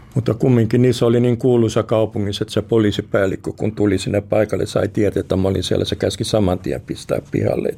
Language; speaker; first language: Finnish; early bilingual, heritage; Finnish